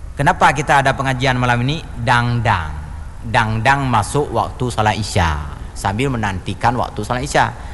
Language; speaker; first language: Indonesian; non-native, local second language; Achinese